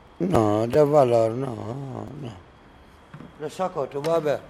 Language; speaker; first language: Spanish; non-native, learner; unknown